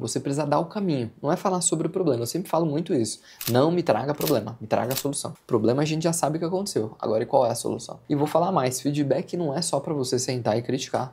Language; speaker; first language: Portuguese; native; Portuguese